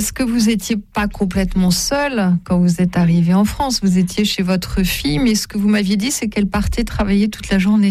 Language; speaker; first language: French; native; French